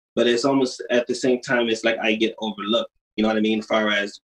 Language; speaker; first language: English; native; English